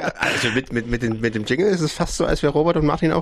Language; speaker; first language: German; native; German